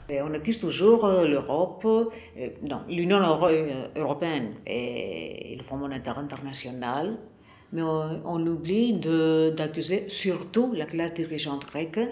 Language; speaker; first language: French; non-native, fluent; Greek